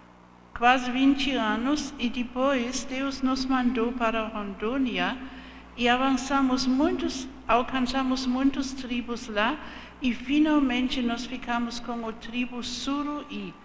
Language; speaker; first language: Portuguese; non-native, fluent; German